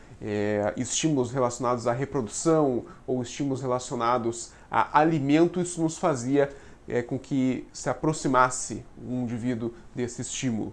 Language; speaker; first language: Portuguese; native; Portuguese